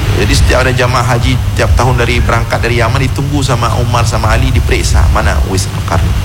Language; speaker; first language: Malay; non-native, local second language; Achinese